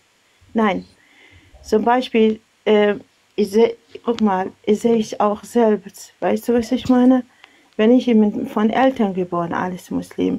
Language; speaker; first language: German; non-native, learner; Arabic